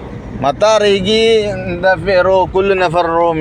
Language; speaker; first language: Arabic; non-native, learner; Malayalam